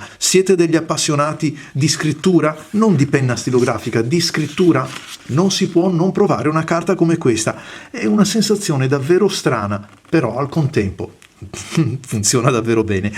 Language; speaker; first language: Italian; native; Italian